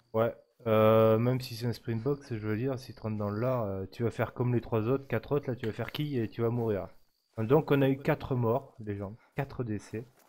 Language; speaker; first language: French; native; French